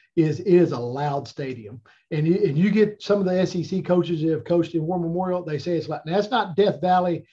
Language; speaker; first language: English; native; English